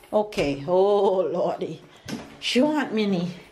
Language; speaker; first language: English; native; English